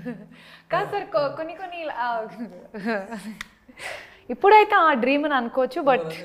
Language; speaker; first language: Telugu; non-native, local second language; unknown